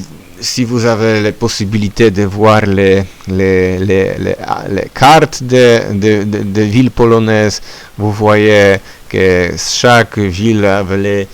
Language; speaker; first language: French; non-native, learner; Polish